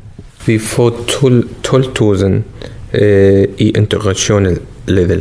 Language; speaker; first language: Danish; non-native, learner; Arabic